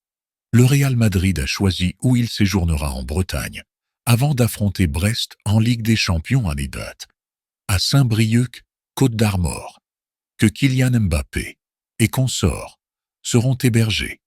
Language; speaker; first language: French; native; French